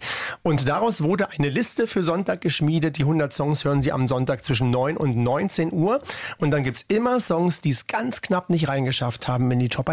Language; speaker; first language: German; native; German